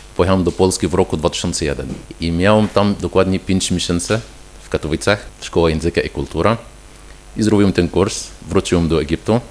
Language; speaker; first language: Polish; non-native, fluent; Arabic